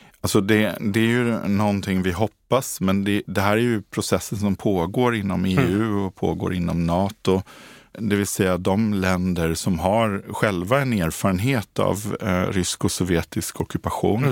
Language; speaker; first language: Swedish; native; Swedish